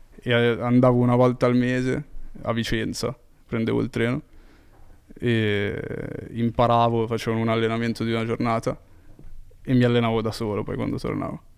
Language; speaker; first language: Italian; native; Italian